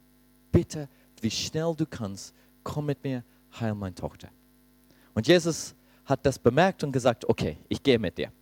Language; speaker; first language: German; non-native, fluent; English